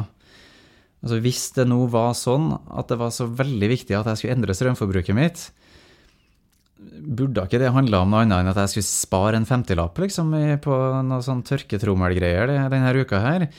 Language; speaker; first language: Norwegian; native; Norwegian